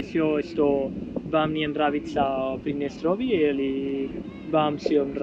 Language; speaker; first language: Russian; non-native, learner; Spanish